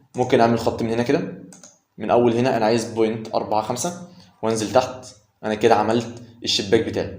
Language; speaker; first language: Arabic; native; Arabic